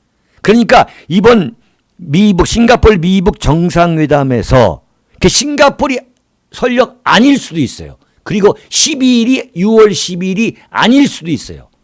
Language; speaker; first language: Korean; native; Korean